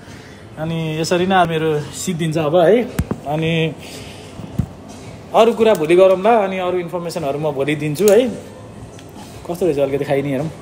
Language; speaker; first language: Nepali; native; Nepali